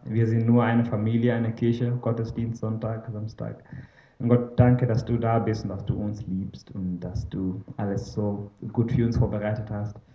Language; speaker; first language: German; non-native, fluent; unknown